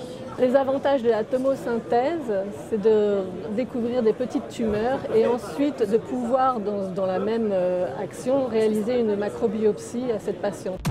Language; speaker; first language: French; native; French